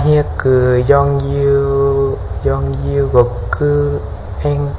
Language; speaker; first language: Japanese; non-native, learner; Vietnamese